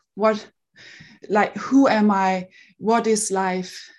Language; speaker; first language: English; non-native, fluent; Danish